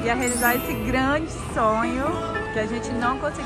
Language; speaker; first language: Portuguese; native; Portuguese